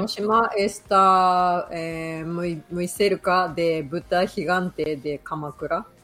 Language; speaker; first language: Spanish; non-native, learner; Japanese